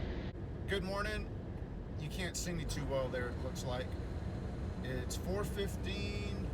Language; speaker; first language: English; native; English